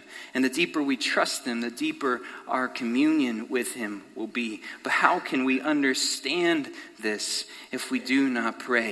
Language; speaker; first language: English; native; English